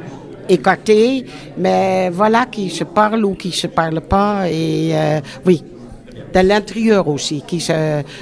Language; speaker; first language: French; non-native, fluent; Dutch